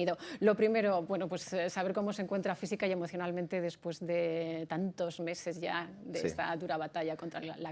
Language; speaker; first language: Spanish; native; Spanish